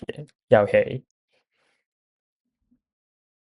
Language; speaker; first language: Cantonese; non-native, learner; Japanese